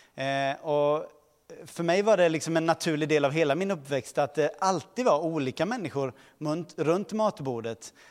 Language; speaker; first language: Swedish; early bilingual, other home language; Portuguese